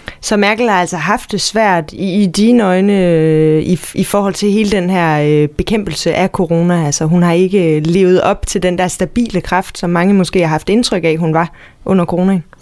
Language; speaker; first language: Danish; native; Danish